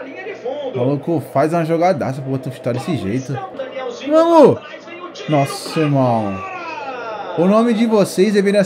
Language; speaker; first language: Portuguese; native; Portuguese